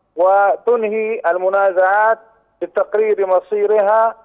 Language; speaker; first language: Arabic; non-native, fluent; Urdu